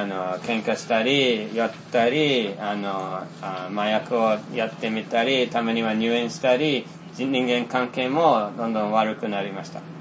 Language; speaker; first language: Japanese; non-native, fluent; Finnish